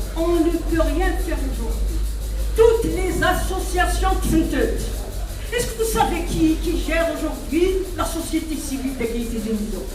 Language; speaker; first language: French; non-native, local second language; Kabyle